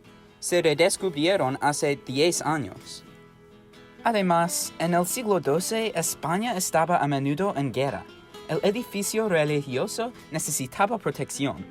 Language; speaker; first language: Spanish; non-native, learner; English